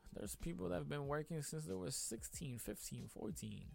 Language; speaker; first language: English; native; English